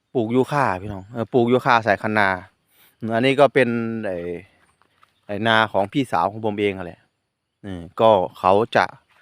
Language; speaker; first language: Thai; non-native, local second language; Northeastern Thai